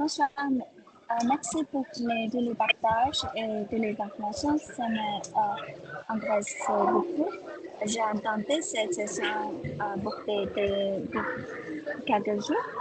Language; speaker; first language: French; non-native, learner; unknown